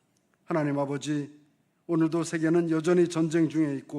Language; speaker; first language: Korean; native; Korean